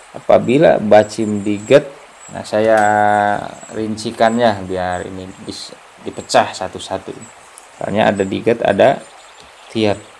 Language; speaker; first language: Indonesian; native; Indonesian